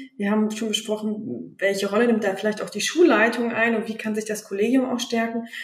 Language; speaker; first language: German; non-native, fluent; Danish